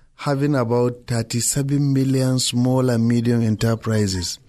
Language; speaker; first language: English; non-native, local second language; Hausa